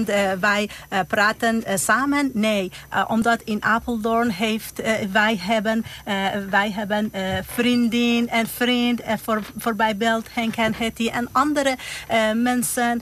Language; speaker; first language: Dutch; non-native, learner; Persian